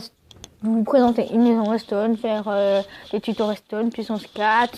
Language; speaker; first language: French; native; French